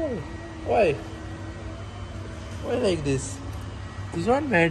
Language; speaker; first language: English; non-native, learner; Filipino